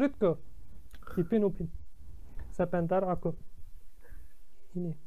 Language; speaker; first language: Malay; non-native, learner; Turkish